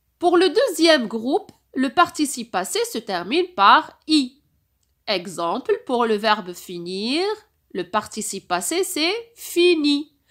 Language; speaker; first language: French; non-native, local second language; Arabic